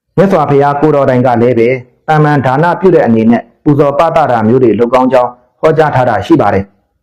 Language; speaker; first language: Burmese; native; Burmese